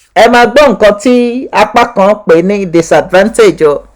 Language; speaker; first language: English; non-native, local second language; Yoruba